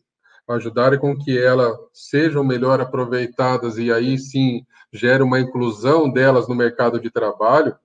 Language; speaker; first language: Portuguese; native; Portuguese